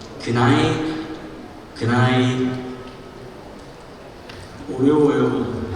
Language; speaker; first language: Korean; non-native, learner; Cantonese